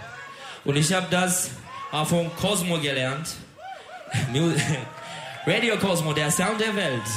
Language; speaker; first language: German; non-native, learner; Turkish